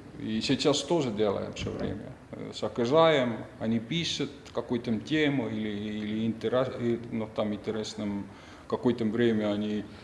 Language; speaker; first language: Russian; non-native, fluent; Estonian